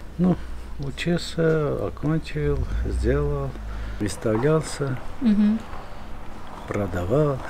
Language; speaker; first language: Russian; non-native, local second language; Armenian